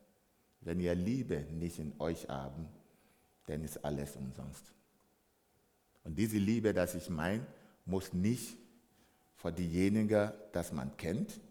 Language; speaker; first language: German; non-native, fluent; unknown